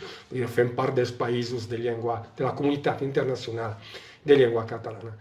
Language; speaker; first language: Catalan; non-native, local second language; Italian